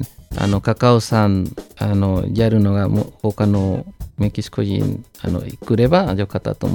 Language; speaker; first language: Japanese; non-native, learner; Spanish